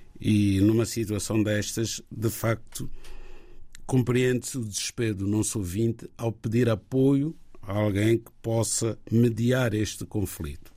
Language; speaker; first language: Portuguese; native; Portuguese